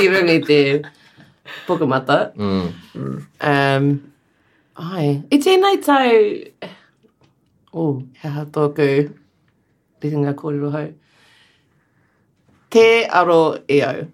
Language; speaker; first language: Māori; non-native, local second language; English